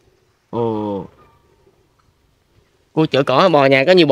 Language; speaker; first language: Vietnamese; native; Vietnamese